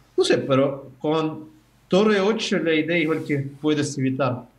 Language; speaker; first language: Spanish; non-native, learner; Ukrainian